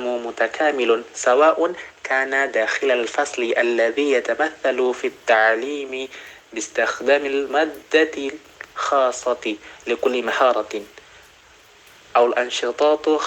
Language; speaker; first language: Arabic; non-native, learner; Indonesian